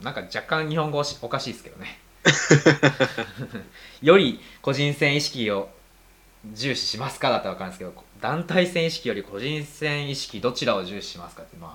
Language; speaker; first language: Japanese; native; Japanese